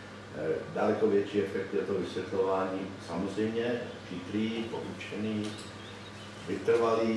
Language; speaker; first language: Czech; native; Czech